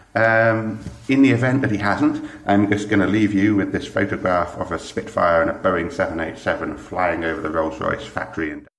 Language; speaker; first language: English; native; English